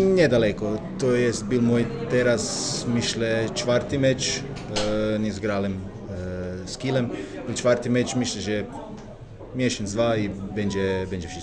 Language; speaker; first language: Polish; non-native, learner; Croatian